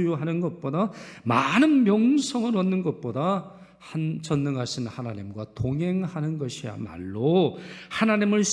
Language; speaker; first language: Korean; native; Korean